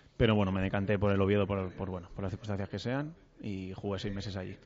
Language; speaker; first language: Spanish; native; Spanish